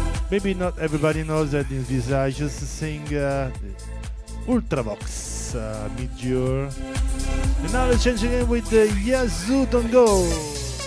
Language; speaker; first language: English; non-native, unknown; Italian